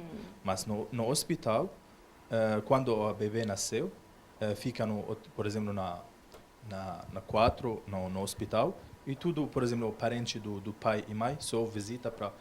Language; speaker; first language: Portuguese; non-native, learner; Arabic